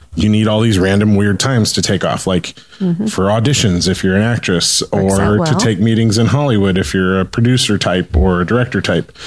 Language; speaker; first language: English; native; English